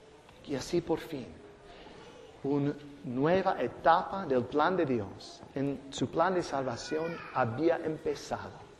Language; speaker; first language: Spanish; non-native, fluent; English